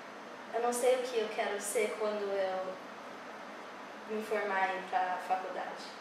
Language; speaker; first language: Portuguese; early bilingual, heritage; English